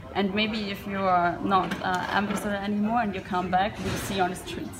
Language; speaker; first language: English; non-native, fluent; German